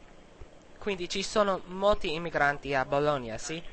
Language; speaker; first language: Italian; non-native, learner; English